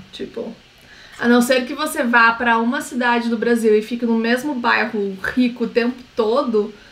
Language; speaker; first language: Portuguese; native; Portuguese